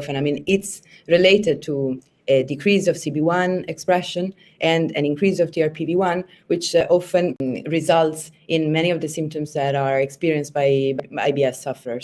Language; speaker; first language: English; non-native, fluent; Italian